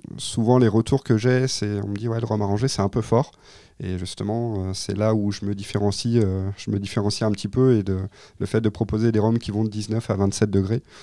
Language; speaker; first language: French; native; French